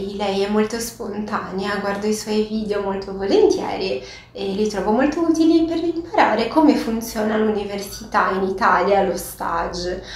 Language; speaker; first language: Italian; non-native, fluent; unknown